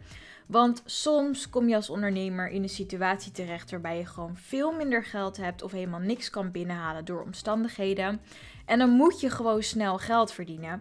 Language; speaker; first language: Dutch; native; Dutch